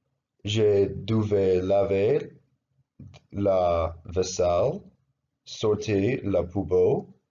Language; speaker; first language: French; non-native, learner; English